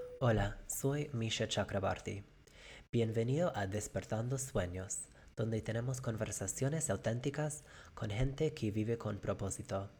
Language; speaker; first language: Spanish; non-native, fluent; English